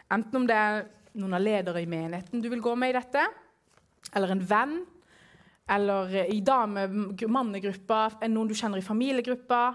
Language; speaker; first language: Norwegian; early bilingual, other home language; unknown